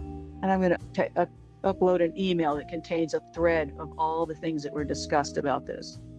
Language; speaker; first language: English; native; English